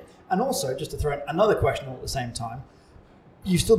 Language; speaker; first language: English; native; English